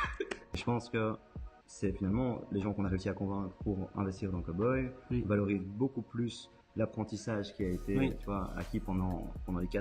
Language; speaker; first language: French; native; French